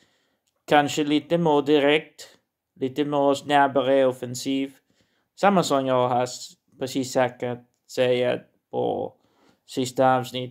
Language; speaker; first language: Swedish; non-native, learner; Portuguese